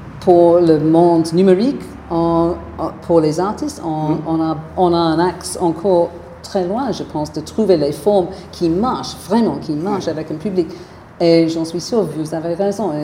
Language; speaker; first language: French; non-native, fluent; English